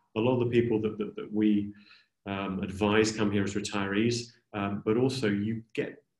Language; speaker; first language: English; native; English